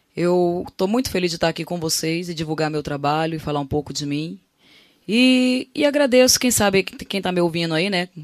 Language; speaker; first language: Portuguese; native; Portuguese